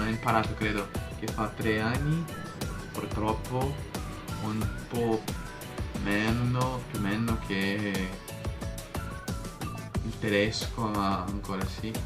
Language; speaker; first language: Italian; early bilingual, heritage; Portuguese